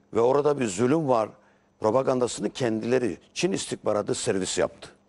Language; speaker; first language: Turkish; native; Turkish